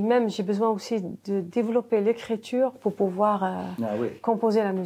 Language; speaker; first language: French; non-native, local second language; Arabic